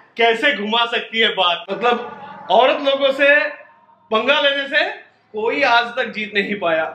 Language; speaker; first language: Hindi; non-native, local second language; Bangla